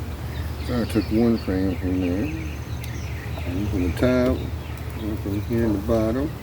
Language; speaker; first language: English; native; English